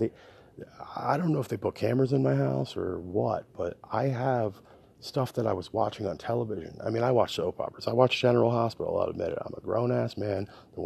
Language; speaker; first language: English; native; English